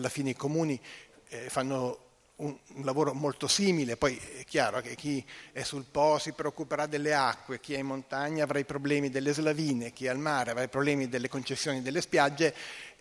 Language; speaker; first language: Italian; native; Italian